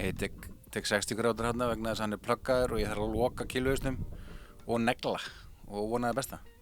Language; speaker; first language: Icelandic; native; Icelandic